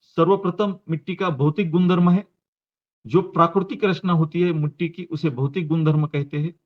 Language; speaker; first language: Hindi; non-native, local second language; Marathi